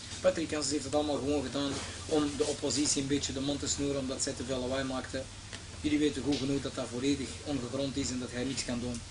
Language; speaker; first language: Dutch; early bilingual, other home language; Arabic